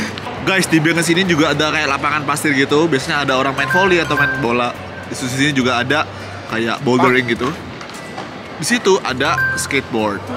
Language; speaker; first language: Indonesian; non-native, fluent; Japanese